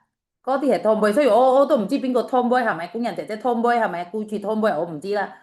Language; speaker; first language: Chinese; non-native, fluent; Indonesian